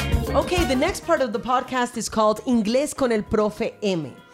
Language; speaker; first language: English; non-native, fluent; Spanish